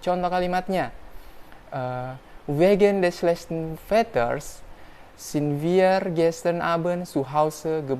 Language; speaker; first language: German; non-native, fluent; Indonesian